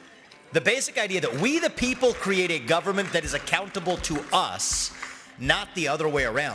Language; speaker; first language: English; native; English